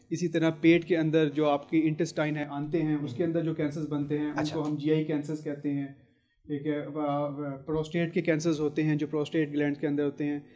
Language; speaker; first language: Urdu; native; Urdu